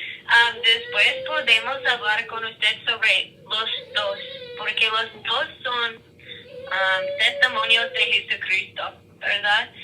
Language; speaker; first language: Spanish; non-native, learner; English